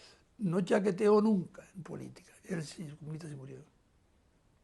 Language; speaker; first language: Spanish; native; Spanish